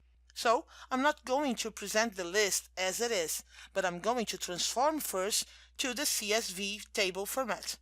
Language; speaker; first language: English; non-native, fluent; Portuguese